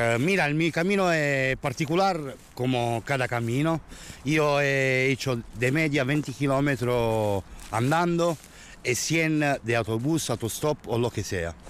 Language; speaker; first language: Spanish; non-native, fluent; Italian